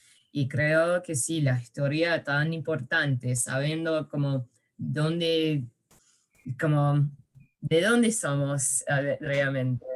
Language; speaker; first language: Spanish; early bilingual, heritage; Spanish